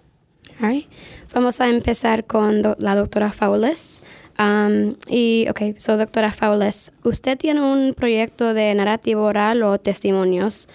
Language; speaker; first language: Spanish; early bilingual, heritage; Spanish